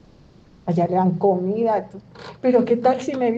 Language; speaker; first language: Spanish; native; Spanish